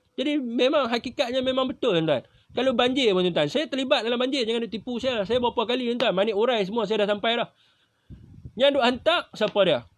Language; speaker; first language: Malay; native; Malay